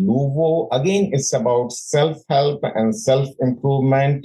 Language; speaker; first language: English; non-native, local second language; Hindi